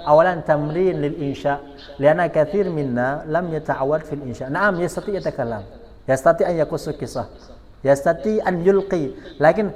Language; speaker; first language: Arabic; non-native, fluent; Indonesian